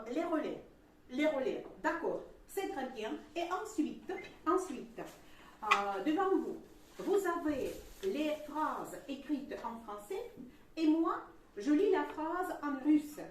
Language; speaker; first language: French; non-native, fluent; Russian